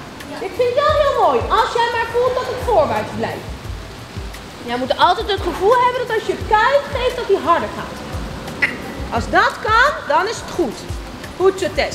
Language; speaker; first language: Dutch; native; Dutch